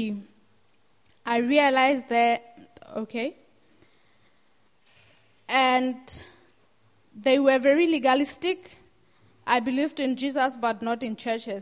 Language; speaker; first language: English; non-native, local second language; Southern Sotho